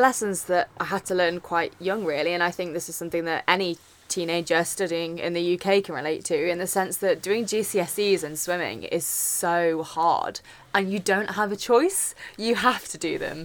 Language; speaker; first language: English; native; English